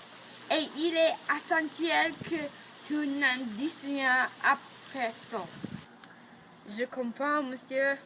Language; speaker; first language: French; non-native, learner; English